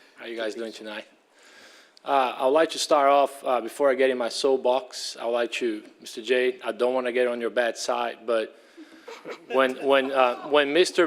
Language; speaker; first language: English; non-native, fluent; Portuguese